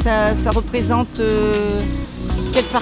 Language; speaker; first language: French; native; French